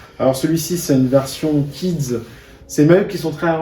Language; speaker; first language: French; native; French